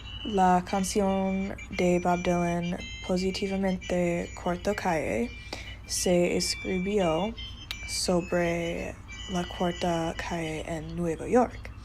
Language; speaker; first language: Spanish; non-native, learner; English